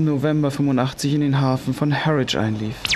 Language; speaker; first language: German; native; German